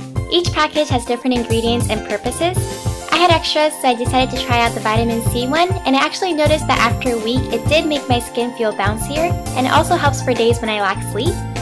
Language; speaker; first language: English; early bilingual, other home language; Japanese